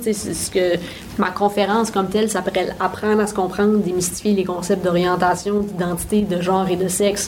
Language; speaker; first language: French; native; French